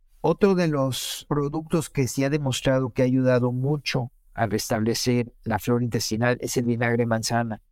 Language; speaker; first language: Spanish; native; Spanish